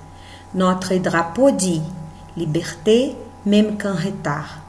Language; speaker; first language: French; non-native, learner; Portuguese